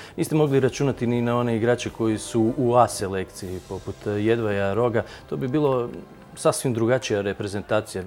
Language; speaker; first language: Croatian; native; Croatian